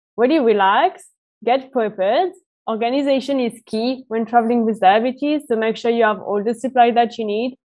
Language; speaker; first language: English; non-native, fluent; French